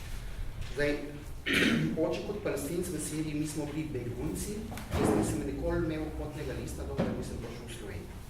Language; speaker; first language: Slovenian; early bilingual, heritage; Arabic